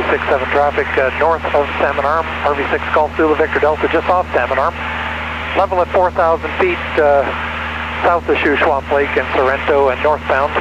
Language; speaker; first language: English; native; English